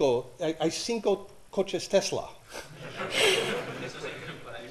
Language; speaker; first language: Spanish; non-native, learner; English